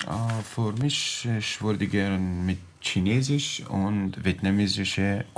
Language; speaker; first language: German; non-native, learner; Arabic